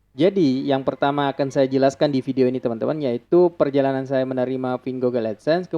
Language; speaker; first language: Indonesian; non-native, local second language; Buginese